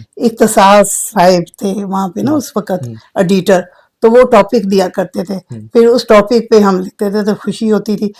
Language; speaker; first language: Urdu; native; Urdu